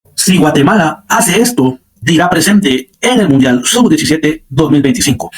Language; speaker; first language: Spanish; native; Spanish